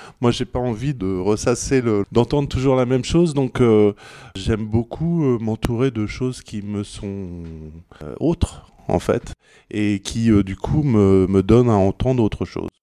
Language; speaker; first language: French; native; French